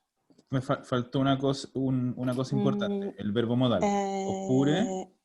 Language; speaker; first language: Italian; non-native, fluent; Spanish